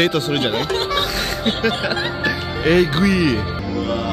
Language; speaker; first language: Japanese; non-native, fluent; Indonesian